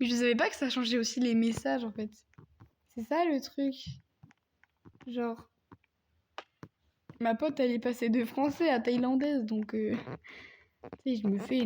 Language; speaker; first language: French; native; French